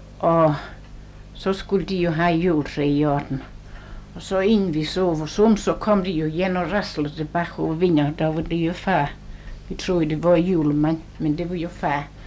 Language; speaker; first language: Danish; native; Danish